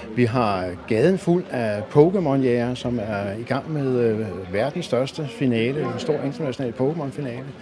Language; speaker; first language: Danish; native; Danish